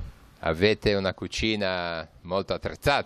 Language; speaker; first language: Italian; native; Italian